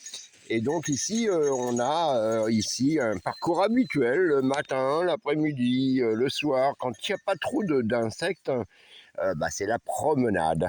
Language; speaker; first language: French; native; French